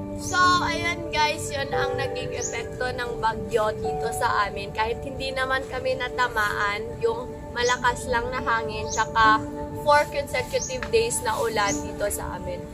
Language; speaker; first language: Filipino; non-native, local second language; Cebuano